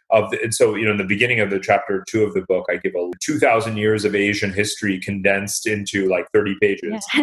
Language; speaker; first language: English; native; English